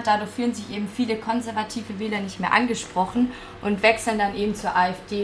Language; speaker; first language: German; native; German